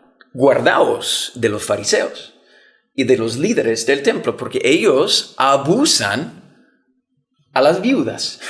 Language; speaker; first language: Spanish; non-native, fluent; English